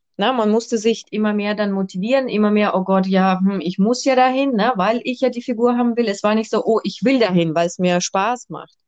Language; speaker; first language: German; early bilingual, other home language; Russian